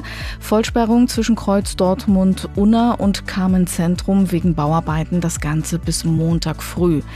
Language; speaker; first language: German; native; German